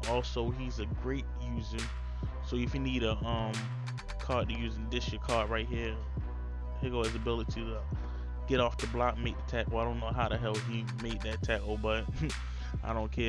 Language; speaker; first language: English; native; English